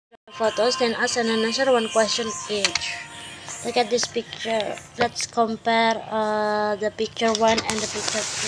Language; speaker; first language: English; non-native, learner; Indonesian